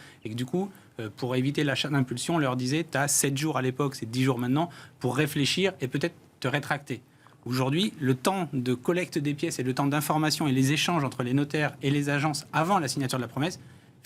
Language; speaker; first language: French; native; French